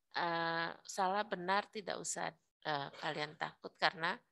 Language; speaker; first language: Indonesian; native; Indonesian